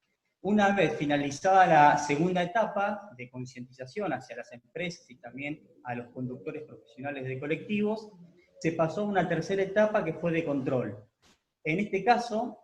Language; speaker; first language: Spanish; native; Spanish